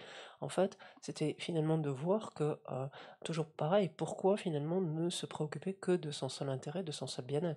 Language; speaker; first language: French; native; French